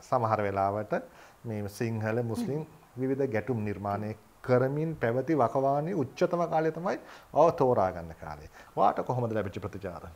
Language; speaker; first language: Sinhala; native; Sinhala